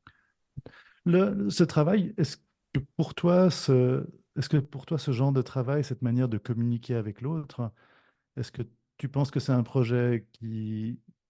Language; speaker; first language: French; native; French